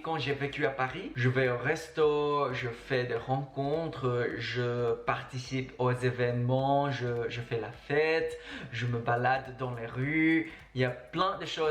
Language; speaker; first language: French; non-native, fluent; Chinese